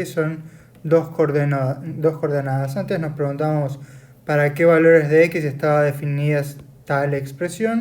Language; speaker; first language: Spanish; native; Spanish